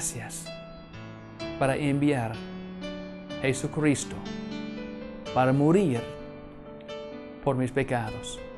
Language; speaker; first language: Spanish; non-native, fluent; English